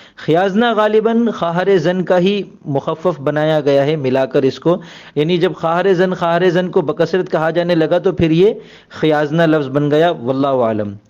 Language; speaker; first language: Urdu; native; Urdu